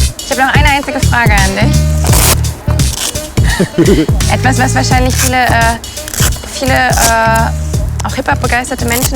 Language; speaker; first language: German; native; German